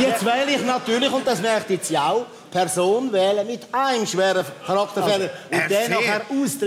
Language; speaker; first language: German; native; German